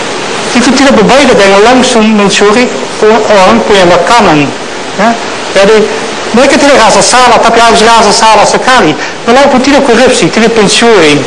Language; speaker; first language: Indonesian; non-native, fluent; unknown